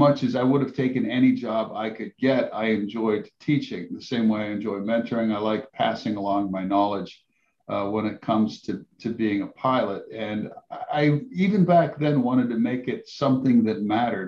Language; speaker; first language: English; native; English